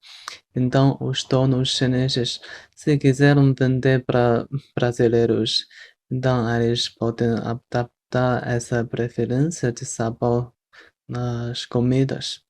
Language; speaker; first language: Portuguese; non-native, fluent; Chinese